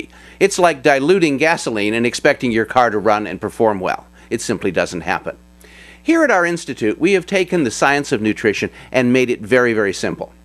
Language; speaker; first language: English; native; English